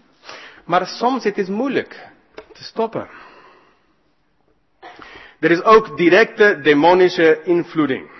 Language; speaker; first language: Dutch; non-native, fluent; English